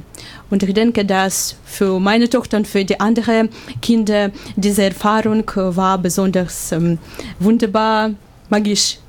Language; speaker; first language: German; non-native, learner; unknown